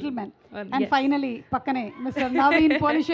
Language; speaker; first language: Telugu; native; Telugu